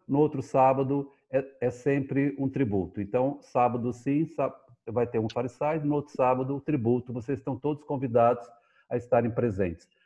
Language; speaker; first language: Portuguese; native; Portuguese